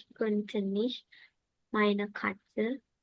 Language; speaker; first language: German; non-native, learner; Indonesian